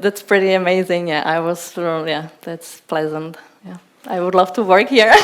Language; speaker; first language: English; non-native, fluent; Czech